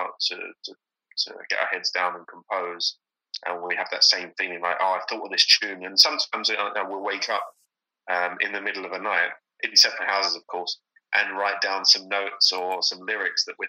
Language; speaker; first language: English; native; English